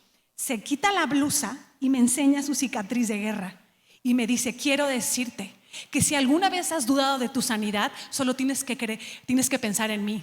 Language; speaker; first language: Spanish; native; Spanish